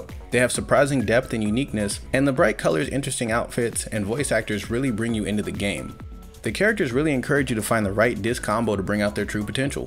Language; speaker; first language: English; native; English